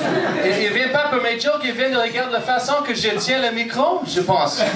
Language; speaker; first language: French; non-native, local second language; English